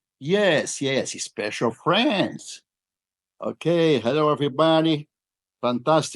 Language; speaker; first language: English; non-native, fluent; Portuguese